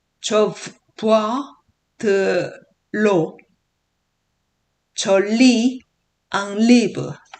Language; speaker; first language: French; non-native, learner; Korean